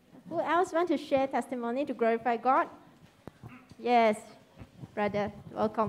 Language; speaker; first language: English; non-native, local second language; Chinese